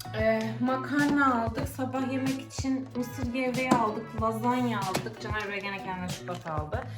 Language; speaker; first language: Turkish; native; Turkish